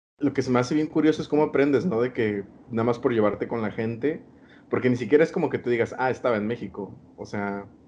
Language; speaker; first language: Spanish; native; Spanish